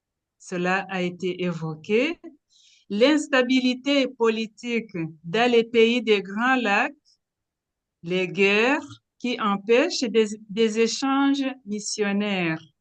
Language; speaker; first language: French; non-native, local second language; Kinyarwanda